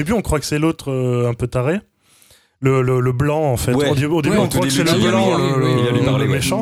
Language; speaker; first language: French; native; French